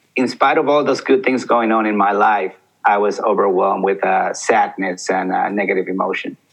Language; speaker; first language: English; early bilingual, other home language; Spanish